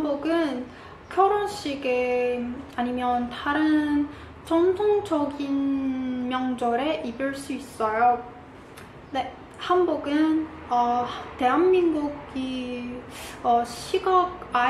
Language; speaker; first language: Korean; non-native, learner; Arabic